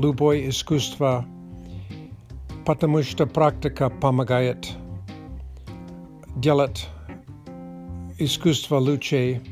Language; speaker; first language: Russian; non-native, learner; English